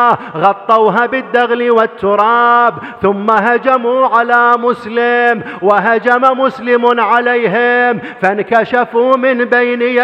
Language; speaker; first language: Arabic; native; Arabic